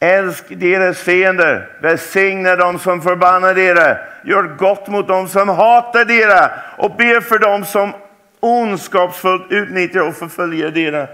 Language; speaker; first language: Swedish; non-native, fluent; English